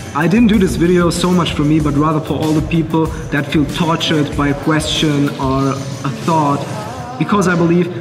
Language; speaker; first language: English; non-native, fluent; German